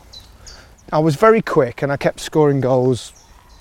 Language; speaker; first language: English; native; English